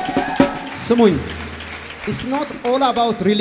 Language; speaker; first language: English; non-native, learner; Amharic